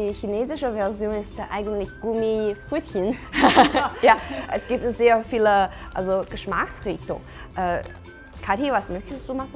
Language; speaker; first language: German; non-native, fluent; Chinese